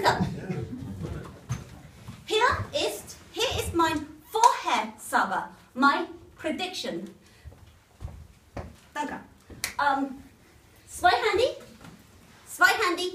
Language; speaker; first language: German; non-native, learner; English